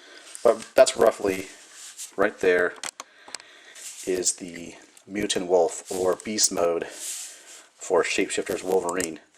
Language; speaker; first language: English; native; English